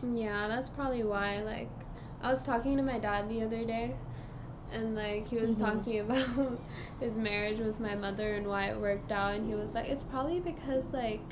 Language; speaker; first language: English; native; English